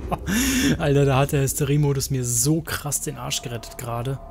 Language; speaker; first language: German; native; German